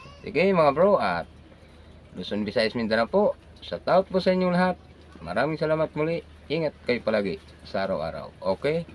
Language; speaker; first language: Filipino; native; Filipino